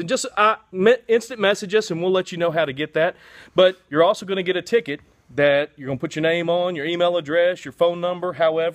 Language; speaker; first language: English; native; English